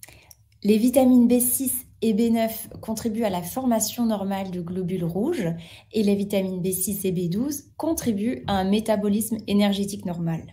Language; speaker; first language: French; native; French